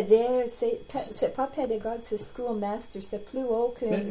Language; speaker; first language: French; non-native, learner; English